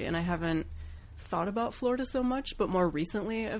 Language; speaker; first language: English; native; English